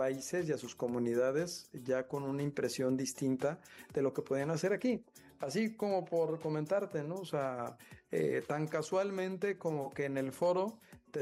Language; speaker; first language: Spanish; native; Spanish